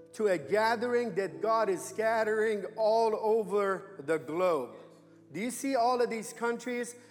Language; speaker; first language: English; non-native, fluent; Persian